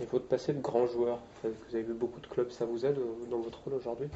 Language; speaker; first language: French; native; French